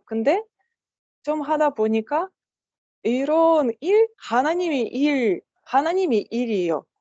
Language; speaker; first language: Korean; non-native, learner; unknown